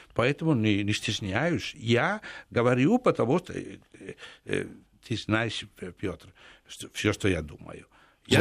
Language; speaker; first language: Russian; non-native, fluent; Italian